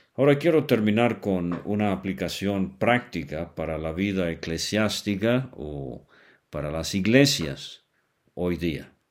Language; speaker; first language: Spanish; native; Spanish